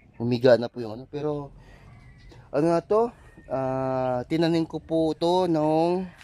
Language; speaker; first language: Filipino; non-native, local second language; Hiligaynon